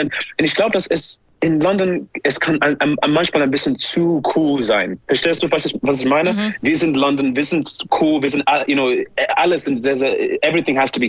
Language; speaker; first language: German; non-native, learner; English